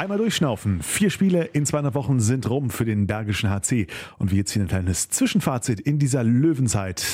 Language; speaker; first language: German; native; German